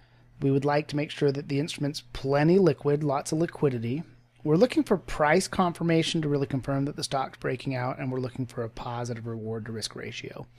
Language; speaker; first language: English; native; English